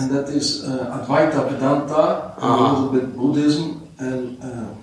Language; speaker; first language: English; non-native, fluent; Dutch